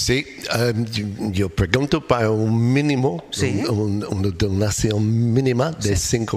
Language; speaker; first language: Spanish; non-native, learner; English